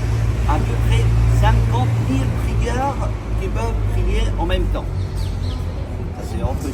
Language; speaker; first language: French; non-native, fluent; Arabic